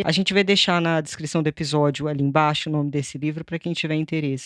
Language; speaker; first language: Portuguese; native; Portuguese